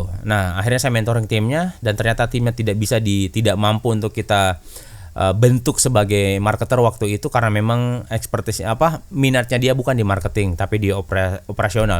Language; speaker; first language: Indonesian; native; Indonesian